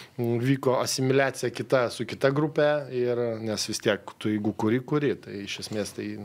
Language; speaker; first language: Lithuanian; native; Lithuanian